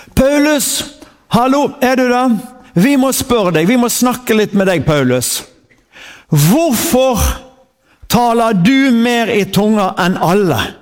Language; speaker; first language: Norwegian; native; Norwegian